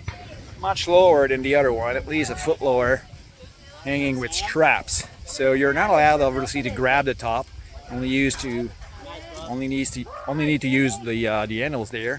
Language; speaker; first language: English; non-native, local second language; French